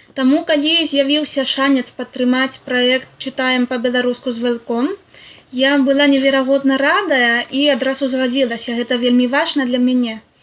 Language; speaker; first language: Belarusian; non-native, fluent; Spanish